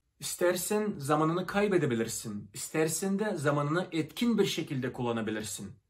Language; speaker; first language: Turkish; non-native, fluent; Russian